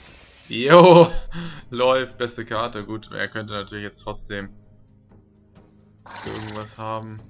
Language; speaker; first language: German; native; German